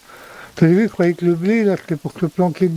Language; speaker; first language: French; native; French